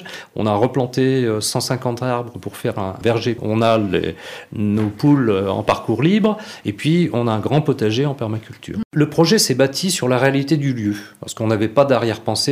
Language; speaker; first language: French; native; French